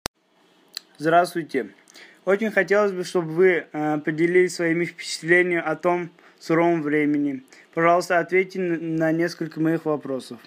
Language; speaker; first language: Russian; native; Russian